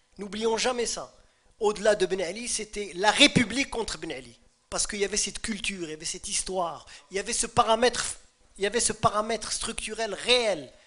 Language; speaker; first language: French; non-native, local second language; Arabic